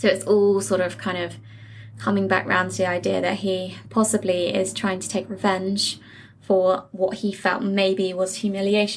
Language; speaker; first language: English; native; English